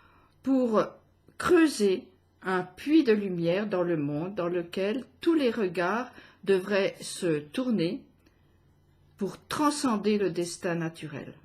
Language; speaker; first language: French; native; French